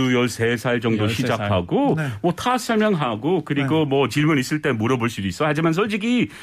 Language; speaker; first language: Korean; non-native, learner; English